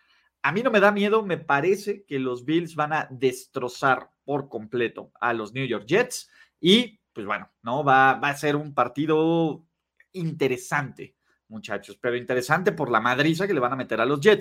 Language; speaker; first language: Spanish; native; Spanish